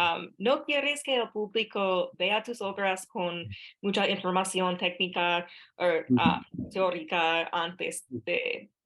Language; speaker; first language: Spanish; non-native, fluent; English